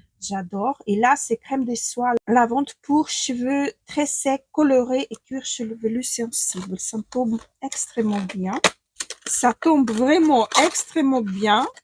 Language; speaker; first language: French; non-native, fluent; Ukrainian